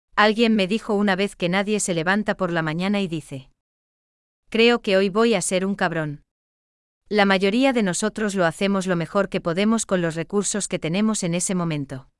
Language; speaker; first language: Spanish; non-native, fluent; German